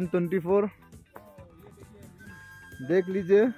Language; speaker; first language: Hindi; non-native, local second language; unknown